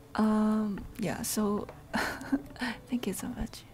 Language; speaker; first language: English; non-native, local second language; Cantonese